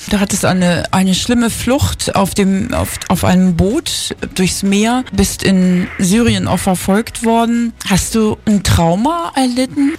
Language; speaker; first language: German; native; German